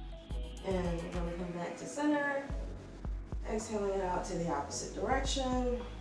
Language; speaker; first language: English; native; English